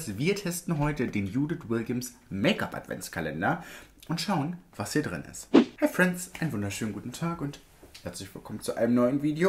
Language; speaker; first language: German; native; German